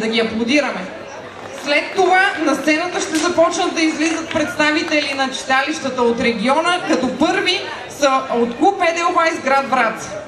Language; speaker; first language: Bulgarian; native; Bulgarian